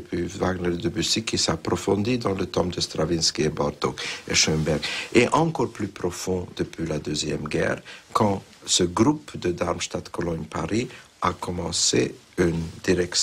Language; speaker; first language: French; non-native, fluent; Hungarian